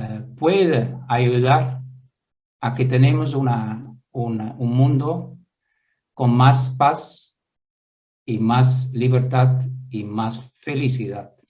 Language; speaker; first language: Spanish; non-native, fluent; Dutch